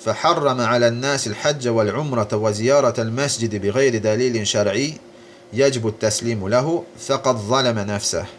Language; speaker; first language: Arabic; non-native, fluent; Azerbaijani